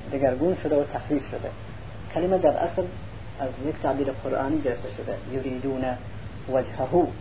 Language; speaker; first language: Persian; non-native, local second language; Central Kurdish